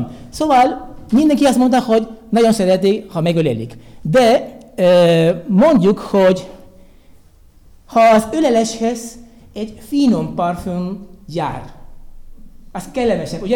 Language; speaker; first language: Hungarian; non-native, learner; Spanish